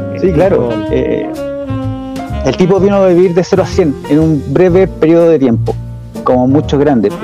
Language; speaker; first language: Spanish; native; Spanish